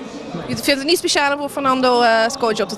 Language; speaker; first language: Dutch; native; Dutch